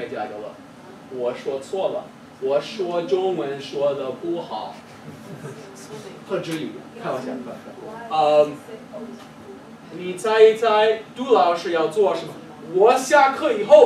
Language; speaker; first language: Chinese; non-native, fluent; English